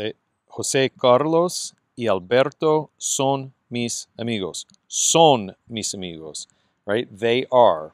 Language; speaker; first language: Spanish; non-native, fluent; English